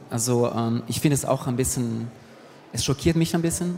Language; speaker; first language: German; non-native, fluent; Portuguese